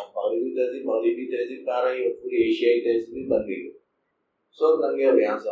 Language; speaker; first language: Urdu; native; Urdu